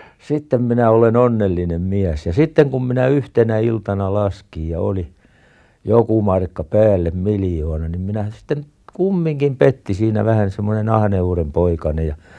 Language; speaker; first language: Finnish; native; Finnish